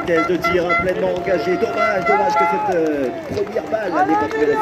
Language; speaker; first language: French; native; French